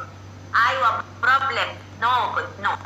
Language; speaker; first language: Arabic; non-native, learner; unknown